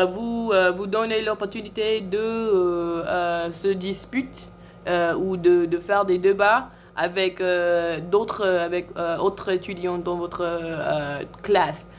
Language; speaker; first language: French; non-native, fluent; English